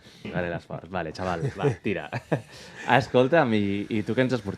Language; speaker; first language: Catalan; native; Catalan